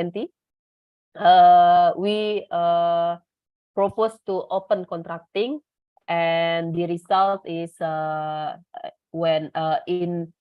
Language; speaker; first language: English; non-native, learner; Indonesian